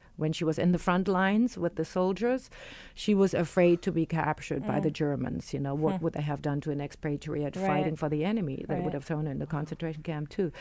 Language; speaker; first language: English; non-native, fluent; German